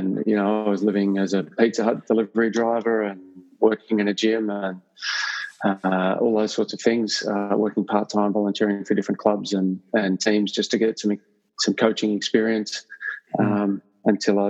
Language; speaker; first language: English; native; English